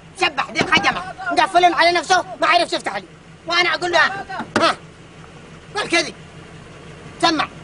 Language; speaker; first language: Arabic; native; Arabic